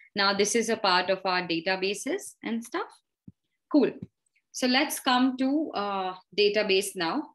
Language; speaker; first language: English; non-native, local second language; Hindi